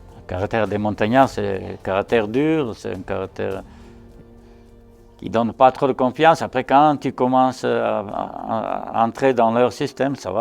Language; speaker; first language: French; non-native, local second language; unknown